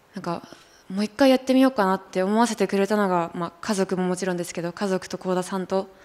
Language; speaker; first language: Japanese; native; Japanese